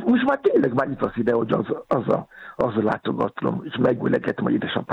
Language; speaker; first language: Hungarian; non-native, learner; Yoruba